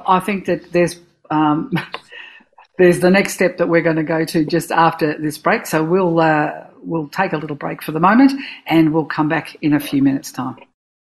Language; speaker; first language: English; native; English